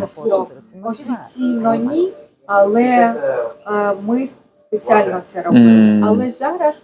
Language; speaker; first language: Ukrainian; non-native, fluent; Japanese